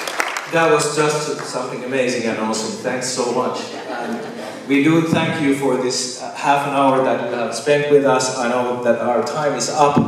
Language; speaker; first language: English; non-native, fluent; Finnish